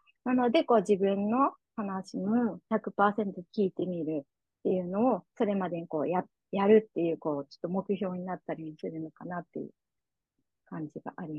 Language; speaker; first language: Japanese; native; Japanese